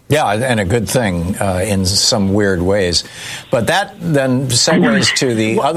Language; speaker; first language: English; native; English